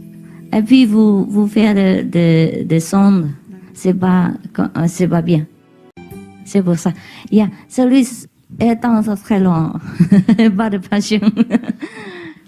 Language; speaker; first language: French; non-native, learner; Vietnamese